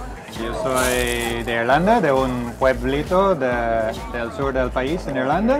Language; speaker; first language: Spanish; non-native, fluent; English